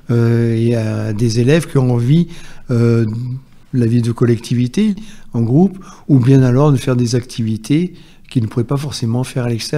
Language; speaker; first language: French; native; French